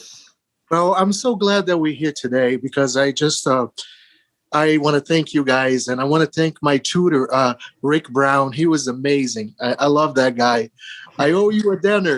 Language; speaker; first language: English; early bilingual, other home language; Portuguese